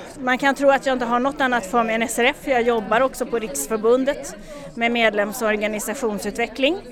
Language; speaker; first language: Swedish; native; Swedish